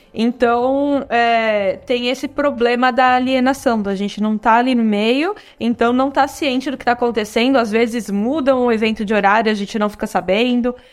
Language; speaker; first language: Portuguese; native; Portuguese